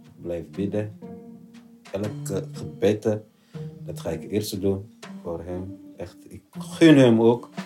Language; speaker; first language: Dutch; non-native, learner; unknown